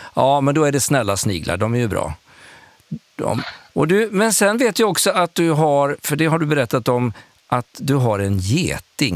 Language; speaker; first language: Swedish; native; Swedish